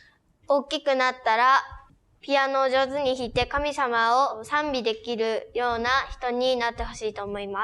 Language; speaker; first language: Japanese; early bilingual, other home language; Korean